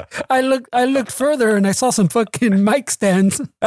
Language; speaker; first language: English; early bilingual, other home language; Spanish